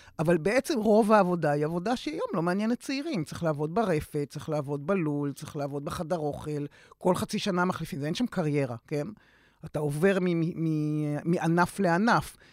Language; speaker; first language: Hebrew; native; Hebrew